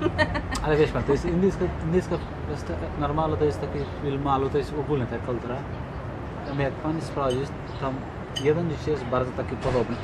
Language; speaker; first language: Polish; non-native, learner; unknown